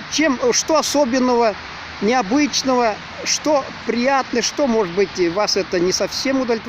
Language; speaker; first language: Russian; native; Russian